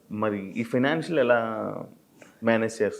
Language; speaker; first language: Telugu; native; Telugu